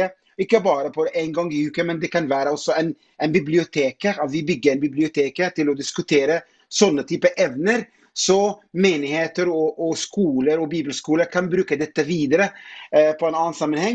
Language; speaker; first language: Norwegian; non-native, fluent; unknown